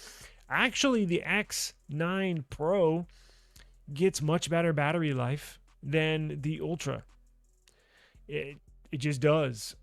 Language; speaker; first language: English; native; English